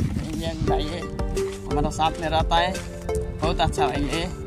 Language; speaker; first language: Hindi; non-native, learner; Nepali